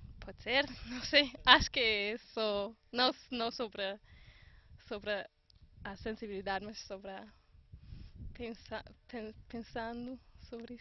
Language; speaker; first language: Portuguese; non-native, fluent; German